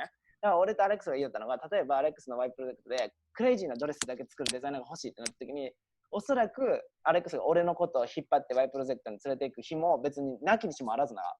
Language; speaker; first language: Japanese; native; Japanese